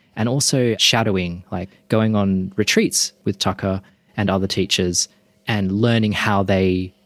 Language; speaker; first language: English; native; English